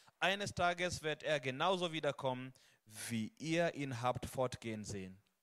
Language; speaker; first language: German; non-native, fluent; Swahili